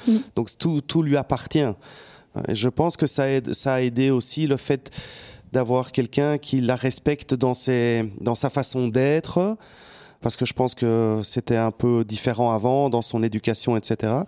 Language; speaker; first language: French; native; French